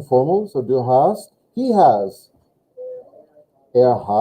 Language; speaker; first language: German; non-native, fluent; English